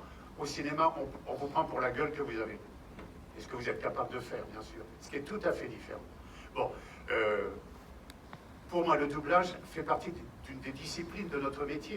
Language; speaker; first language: French; native; French